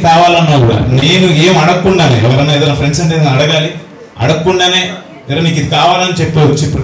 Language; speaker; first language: Telugu; native; Telugu